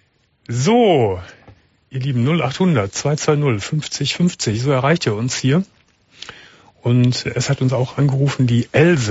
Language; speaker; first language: German; native; German